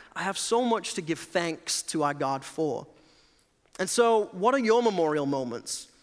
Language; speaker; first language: English; native; English